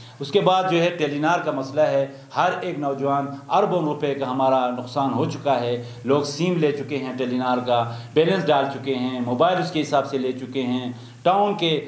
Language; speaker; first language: Urdu; non-native, local second language; Khowar